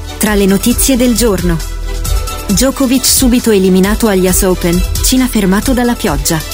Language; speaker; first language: Italian; native; Italian